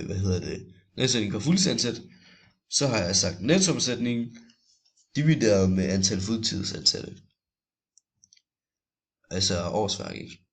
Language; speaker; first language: Danish; native; Danish